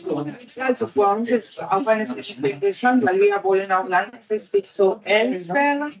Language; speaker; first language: German; non-native, fluent; Italian